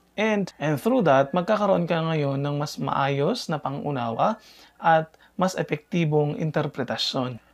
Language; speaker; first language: Filipino; native; Filipino